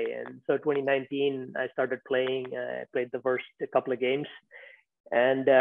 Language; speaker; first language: English; non-native, local second language; Tamil